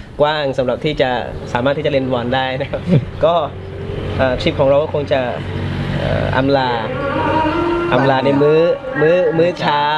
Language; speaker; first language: Thai; native; Thai